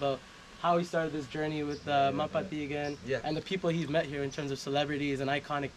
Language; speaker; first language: English; native; English